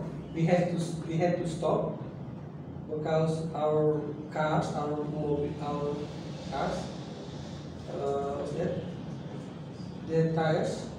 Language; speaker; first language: English; non-native, learner; Indonesian